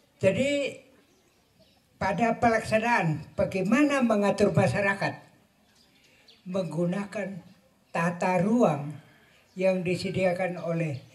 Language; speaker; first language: Indonesian; non-native, local second language; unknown